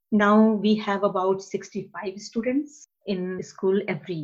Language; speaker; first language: English; non-native, local second language; Hindi